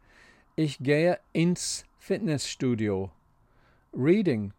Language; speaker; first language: German; non-native, fluent; English